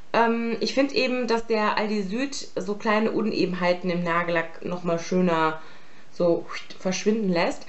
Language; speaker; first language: German; native; German